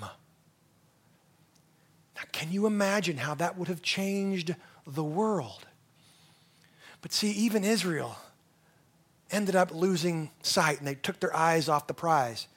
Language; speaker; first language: English; native; English